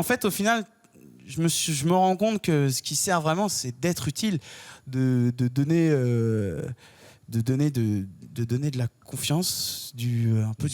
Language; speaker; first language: French; native; French